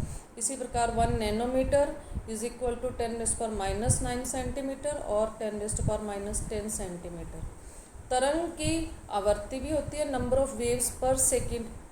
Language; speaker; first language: Hindi; native; Hindi